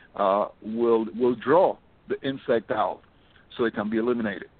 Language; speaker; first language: English; early bilingual, other home language; Spanish